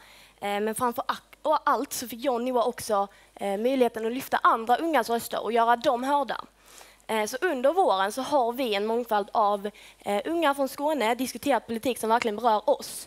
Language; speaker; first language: Swedish; native; Swedish